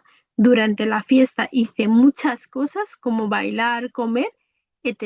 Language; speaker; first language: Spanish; non-native, fluent; Bangla